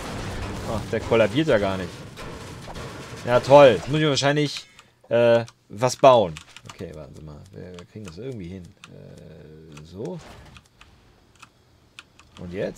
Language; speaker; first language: German; native; German